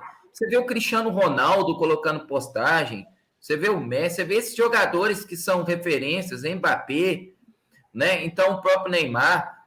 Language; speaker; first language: Portuguese; native; Portuguese